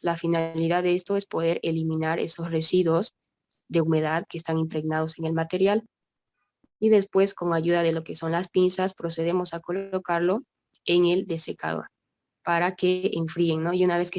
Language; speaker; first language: Spanish; native; Spanish